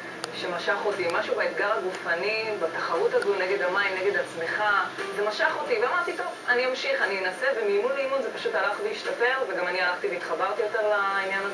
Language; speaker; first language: Hebrew; native; Hebrew